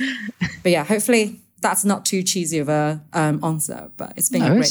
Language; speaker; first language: English; non-native, fluent; Chinese